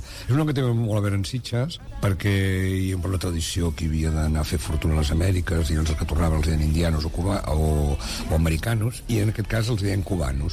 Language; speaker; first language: Catalan; native; Catalan